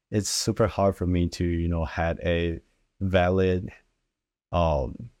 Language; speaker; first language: English; early bilingual, other home language; Chinese